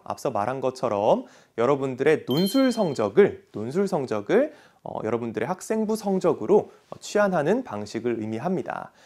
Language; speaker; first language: Korean; native; Korean